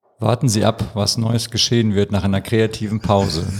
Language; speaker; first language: German; native; German